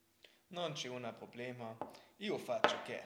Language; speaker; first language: Italian; non-native, learner; German